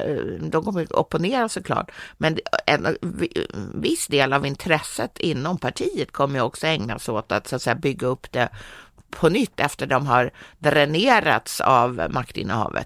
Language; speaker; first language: Swedish; native; Swedish